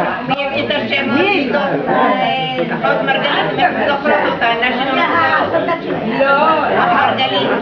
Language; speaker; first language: Hebrew; non-native, learner; Arabic